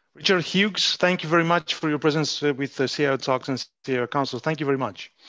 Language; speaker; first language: English; non-native, fluent; Romanian